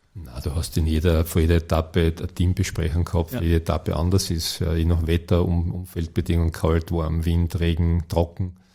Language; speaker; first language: German; native; German